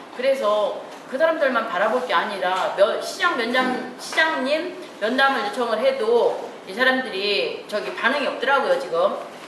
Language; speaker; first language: Korean; native; Korean